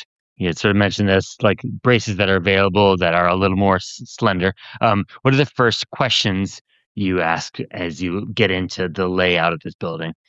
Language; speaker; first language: English; native; English